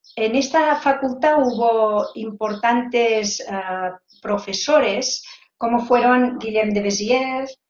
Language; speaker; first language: Spanish; native; Spanish